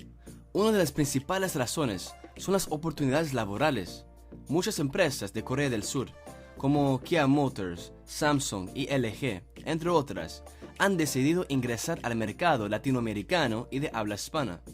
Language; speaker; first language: Spanish; non-native, fluent; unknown